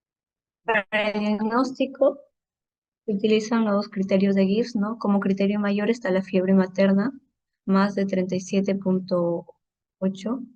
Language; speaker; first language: Spanish; native; Spanish